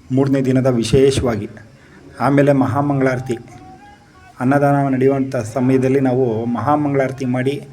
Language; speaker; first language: Kannada; native; Kannada